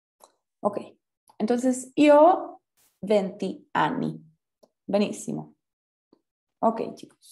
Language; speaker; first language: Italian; non-native, fluent; Spanish